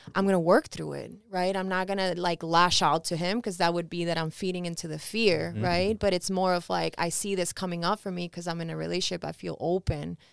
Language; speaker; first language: English; early bilingual, other home language; Spanish